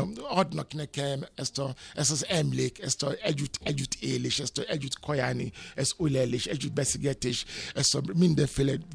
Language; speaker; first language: Hungarian; non-native, learner; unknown